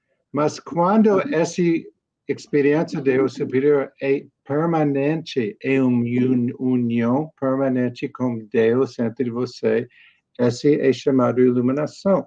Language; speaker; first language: Portuguese; non-native, learner; English